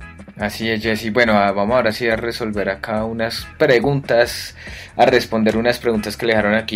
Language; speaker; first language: Spanish; native; Spanish